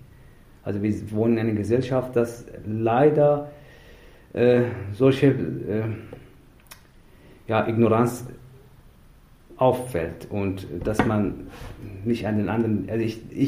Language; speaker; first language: German; non-native, fluent; Persian